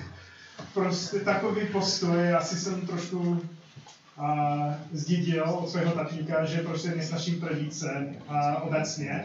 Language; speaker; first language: Czech; non-native, fluent; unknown